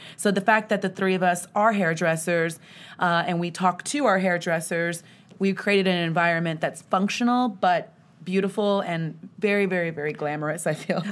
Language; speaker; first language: English; native; English